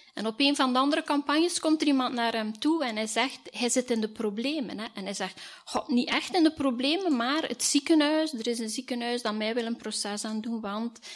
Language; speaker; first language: Dutch; native; Dutch